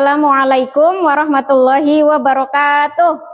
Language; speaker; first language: Indonesian; native; Indonesian